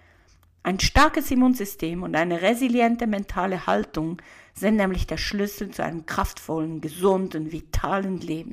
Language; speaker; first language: German; native; German